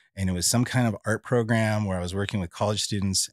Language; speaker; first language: English; native; English